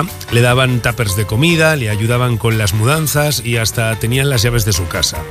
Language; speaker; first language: Spanish; native; Spanish